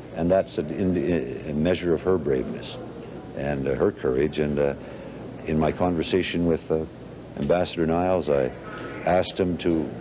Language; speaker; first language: English; native; English